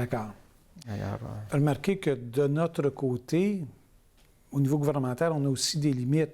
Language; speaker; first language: French; native; French